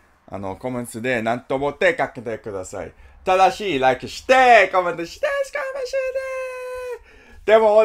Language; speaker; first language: Japanese; non-native, learner; English